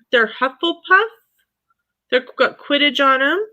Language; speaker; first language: English; native; English